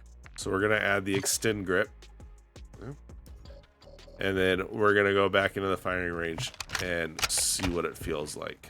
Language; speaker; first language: English; native; English